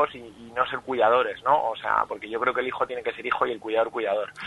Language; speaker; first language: Spanish; native; Spanish